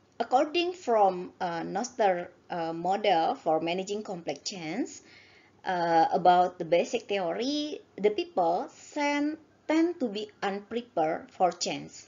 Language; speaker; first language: English; non-native, learner; Indonesian